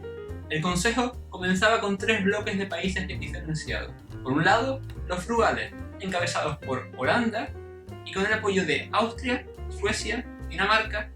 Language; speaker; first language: Spanish; native; Spanish